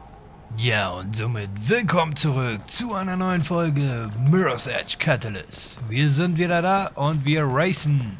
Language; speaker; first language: German; native; German